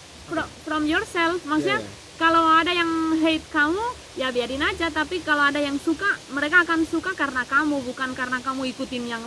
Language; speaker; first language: Indonesian; non-native, fluent; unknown